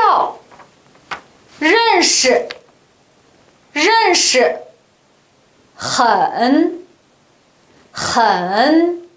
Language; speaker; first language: Chinese; non-native, local second language; Uyghur